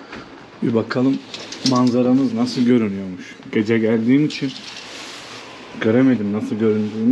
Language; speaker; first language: Turkish; native; Turkish